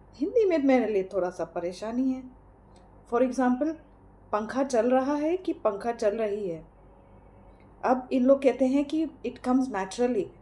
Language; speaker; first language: Hindi; non-native, local second language; English